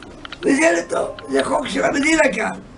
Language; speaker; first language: Hebrew; non-native, fluent; Yiddish